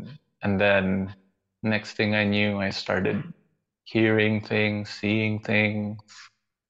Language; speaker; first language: English; non-native, local second language; Filipino